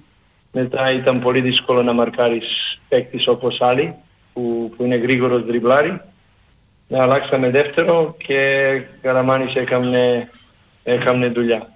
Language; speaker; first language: Greek; non-native, learner; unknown